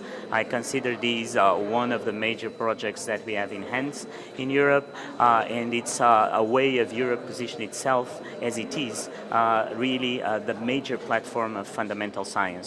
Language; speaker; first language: English; non-native, fluent; Portuguese